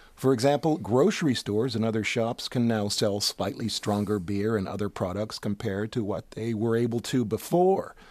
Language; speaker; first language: English; native; English